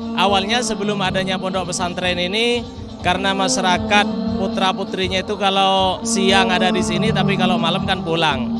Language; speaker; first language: Indonesian; non-native, local second language; Madurese